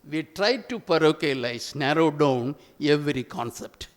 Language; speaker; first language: English; non-native, local second language; Tamil